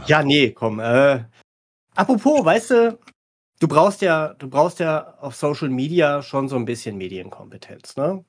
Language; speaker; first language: German; native; German